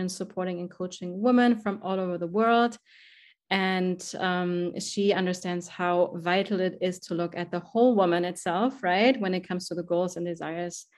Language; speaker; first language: English; non-native, fluent; German